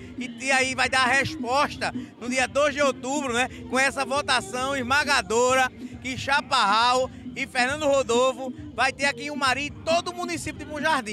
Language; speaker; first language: Portuguese; native; Portuguese